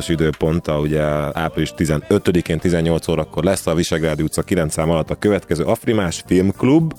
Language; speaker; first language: Hungarian; native; Hungarian